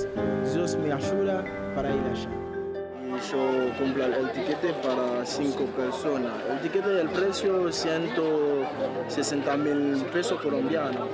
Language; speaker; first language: Spanish; non-native, learner; Haitian Creole